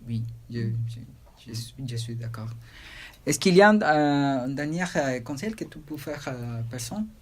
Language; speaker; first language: French; non-native, learner; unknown